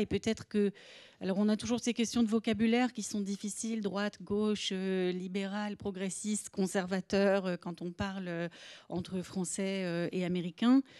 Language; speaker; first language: French; native; French